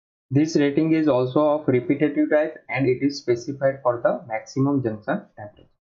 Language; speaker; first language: English; non-native, local second language; Gujarati